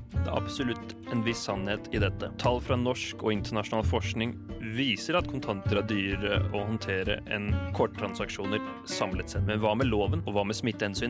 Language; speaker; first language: Norwegian; native; Norwegian